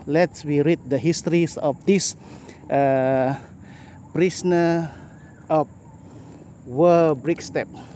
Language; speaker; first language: English; non-native, local second language; Malay